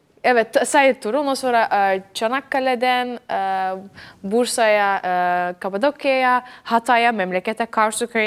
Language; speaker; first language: Turkish; early bilingual, heritage; Dutch